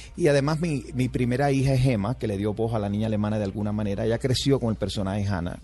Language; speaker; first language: Spanish; native; Spanish